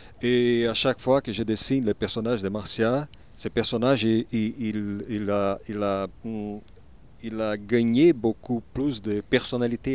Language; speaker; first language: French; non-native, learner; Portuguese